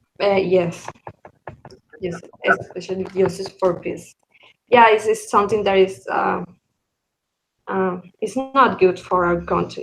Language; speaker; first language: English; non-native, learner; Spanish